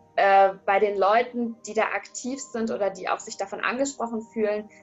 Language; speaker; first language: German; native; German